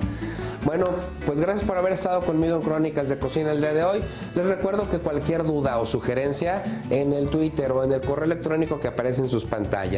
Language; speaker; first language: Spanish; native; Spanish